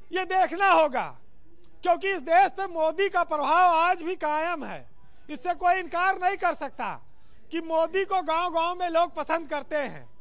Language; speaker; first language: Hindi; native; Hindi